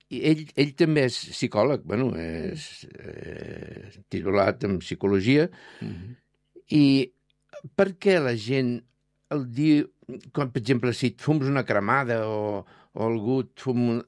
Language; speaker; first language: Catalan; native; Catalan